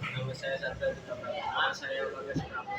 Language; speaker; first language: Indonesian; native; Indonesian